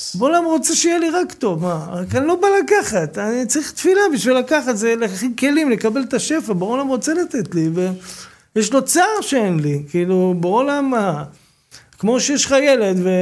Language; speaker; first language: Hebrew; native; Hebrew